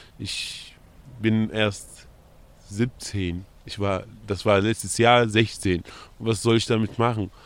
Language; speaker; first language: German; non-native, fluent; Arabic